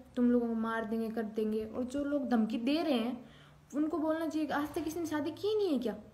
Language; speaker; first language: Hindi; native; Hindi